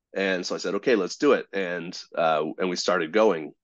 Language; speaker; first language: English; native; English